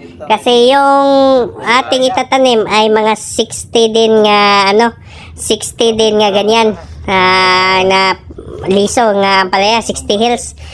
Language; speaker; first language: Filipino; non-native, local second language; Cebuano